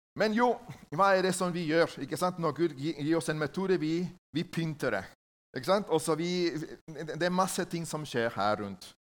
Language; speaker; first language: Norwegian; non-native, learner; Spanish